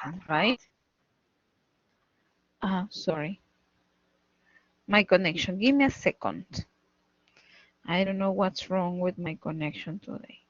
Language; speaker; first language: English; non-native, fluent; Spanish